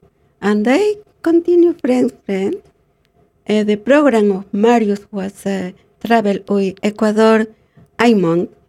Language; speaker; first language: English; non-native, learner; Spanish